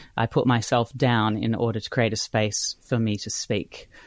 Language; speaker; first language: English; native; English